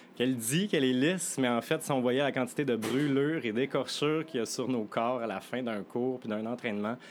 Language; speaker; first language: French; native; French